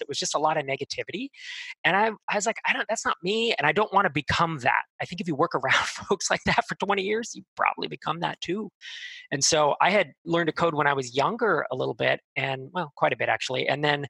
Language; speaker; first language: English; native; English